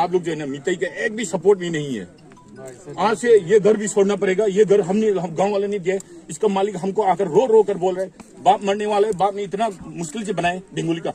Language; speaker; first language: Hindi; non-native, local second language; Manipuri